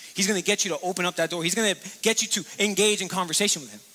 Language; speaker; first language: English; native; English